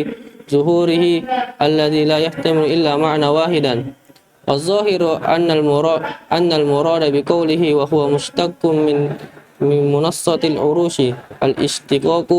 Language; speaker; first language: Arabic; non-native, learner; Indonesian